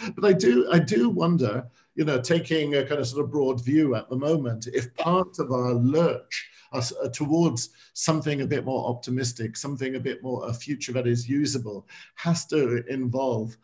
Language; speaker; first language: English; native; English